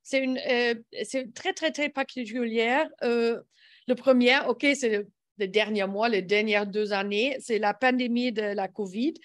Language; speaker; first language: French; non-native, learner; English